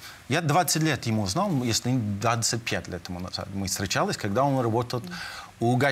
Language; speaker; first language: Russian; non-native, fluent; English